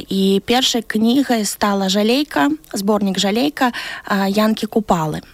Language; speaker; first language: Belarusian; native; Belarusian